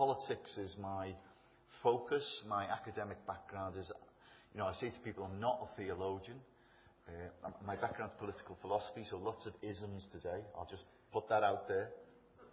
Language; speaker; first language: English; native; English